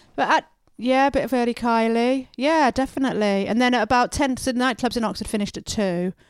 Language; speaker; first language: English; native; English